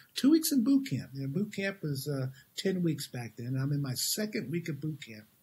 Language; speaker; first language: English; native; English